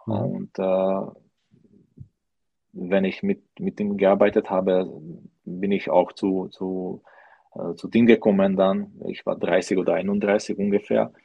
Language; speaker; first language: German; non-native, learner; Slovak